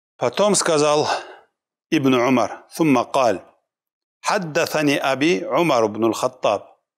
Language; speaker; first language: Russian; non-native, local second language; Kumyk